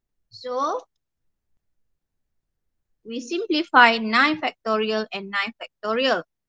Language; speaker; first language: English; non-native, local second language; Malay